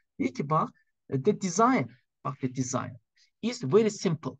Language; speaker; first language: English; non-native, fluent; Azerbaijani